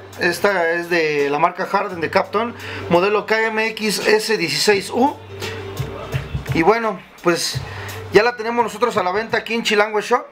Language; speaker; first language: Spanish; native; Spanish